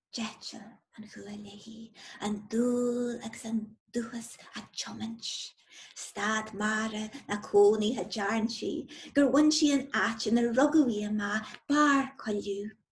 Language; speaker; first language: Irish; non-native, local second language; English